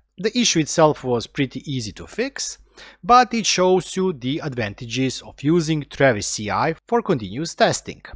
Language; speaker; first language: English; non-native, fluent; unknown